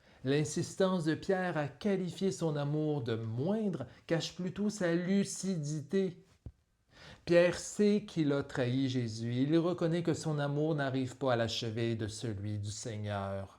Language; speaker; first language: French; native; French